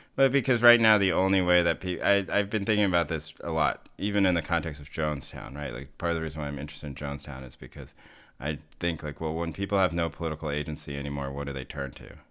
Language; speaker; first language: English; native; English